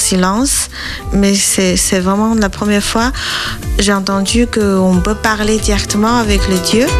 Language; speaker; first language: French; non-native, learner; Chinese